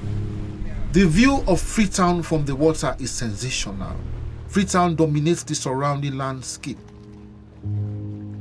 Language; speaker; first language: English; non-native, local second language; Krio